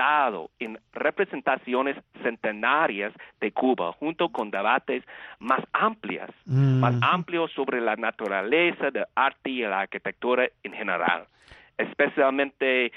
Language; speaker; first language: Spanish; non-native, fluent; English